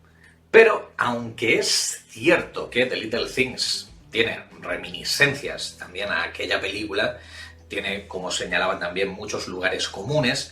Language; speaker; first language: Spanish; native; Spanish